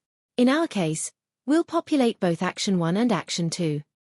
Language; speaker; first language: English; non-native, fluent; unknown